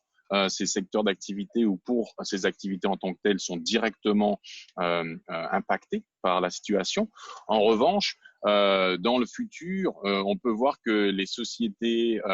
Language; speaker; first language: French; native; French